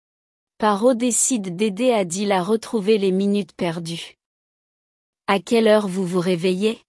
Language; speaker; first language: French; non-native, learner; Chinese